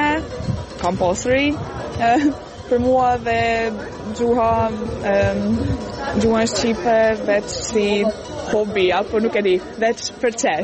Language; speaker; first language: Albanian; non-native, learner; Hungarian